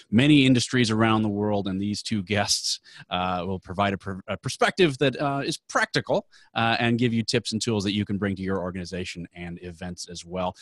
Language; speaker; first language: English; native; English